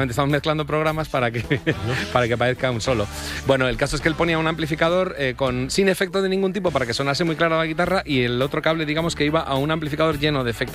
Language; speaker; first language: Spanish; native; Spanish